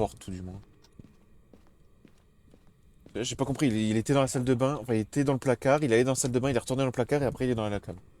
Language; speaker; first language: French; native; French